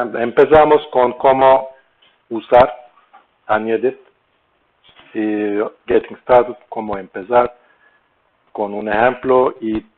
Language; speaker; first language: Spanish; non-native, learner; Turkish